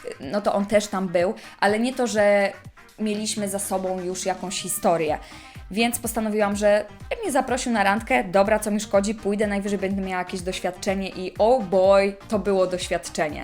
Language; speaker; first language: Polish; native; Polish